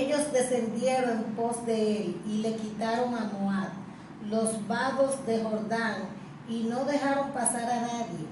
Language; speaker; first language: Spanish; native; Spanish